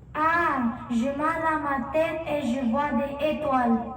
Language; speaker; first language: French; non-native, learner; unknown